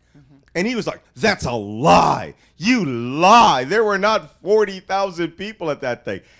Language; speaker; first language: English; native; English